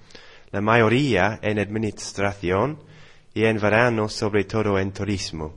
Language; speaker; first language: Spanish; non-native, learner; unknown